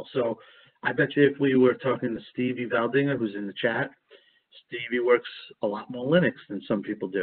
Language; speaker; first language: English; native; English